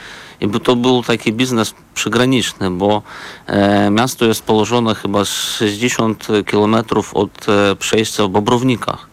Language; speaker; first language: Polish; non-native, fluent; Belarusian